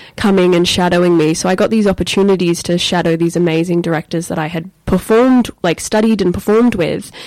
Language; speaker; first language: English; native; English